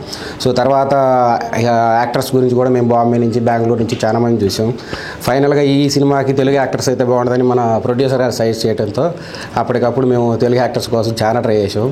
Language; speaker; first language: Telugu; native; Telugu